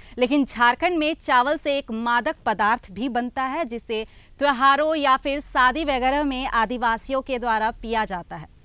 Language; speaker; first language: Hindi; native; Hindi